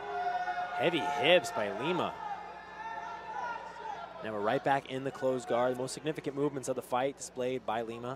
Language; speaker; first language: English; native; English